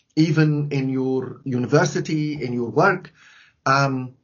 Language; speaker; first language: English; non-native, fluent; Arabic